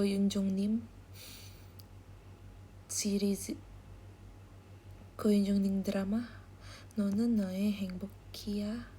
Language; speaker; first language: Korean; non-native, learner; Indonesian